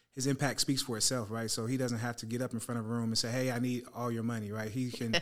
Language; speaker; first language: English; native; English